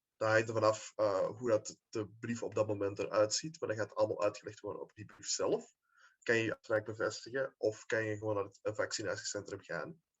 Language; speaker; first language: Dutch; native; Dutch